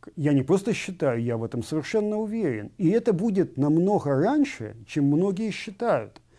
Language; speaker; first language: Russian; native; Russian